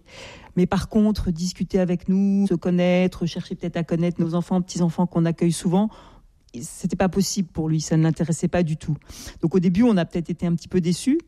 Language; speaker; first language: French; native; French